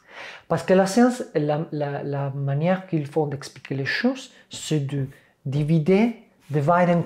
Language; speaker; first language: French; non-native, fluent; Catalan